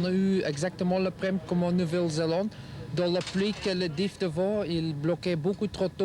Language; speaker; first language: French; non-native, local second language; Dutch